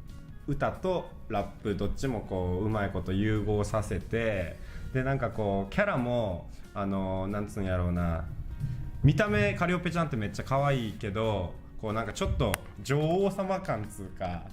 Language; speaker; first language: Japanese; native; Japanese